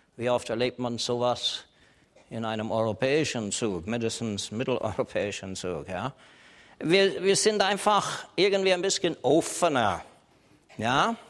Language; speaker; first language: German; non-native, fluent; English